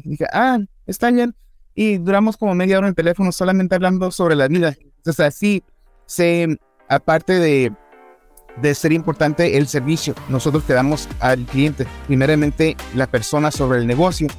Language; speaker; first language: Spanish; early bilingual, heritage; Spanish